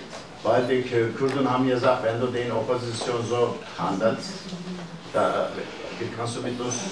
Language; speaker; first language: German; non-native, learner; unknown